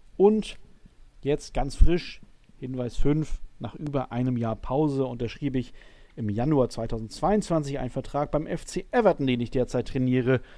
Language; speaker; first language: German; native; German